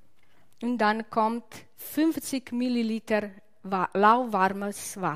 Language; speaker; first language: German; non-native, learner; Italian